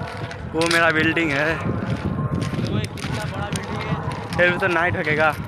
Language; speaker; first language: Hindi; non-native, learner; Bangla